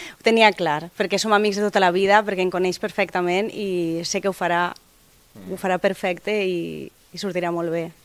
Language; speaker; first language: Catalan; native; Catalan